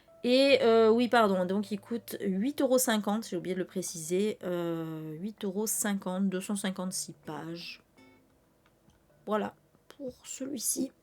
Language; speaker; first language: French; native; French